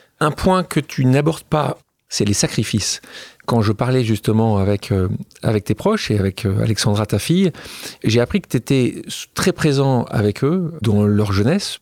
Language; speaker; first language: French; native; French